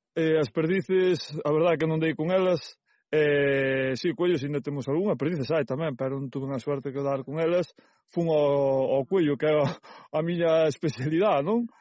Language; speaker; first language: Galician; native; Galician